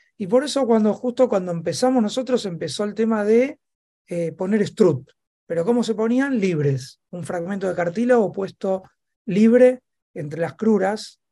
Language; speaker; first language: Spanish; native; Spanish